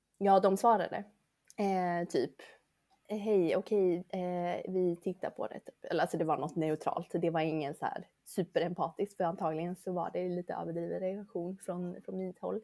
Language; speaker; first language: Swedish; early bilingual, other home language; Chinese